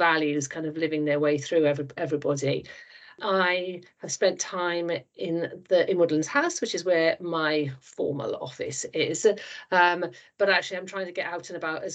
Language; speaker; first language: English; native; English